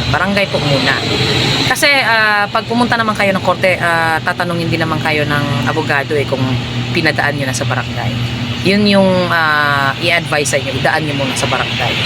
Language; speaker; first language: Filipino; non-native, local second language; Cebuano